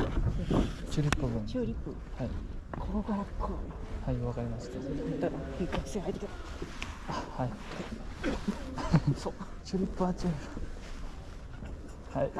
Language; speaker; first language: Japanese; non-native, learner; Nepali